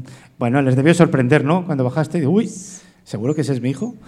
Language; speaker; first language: Spanish; native; Spanish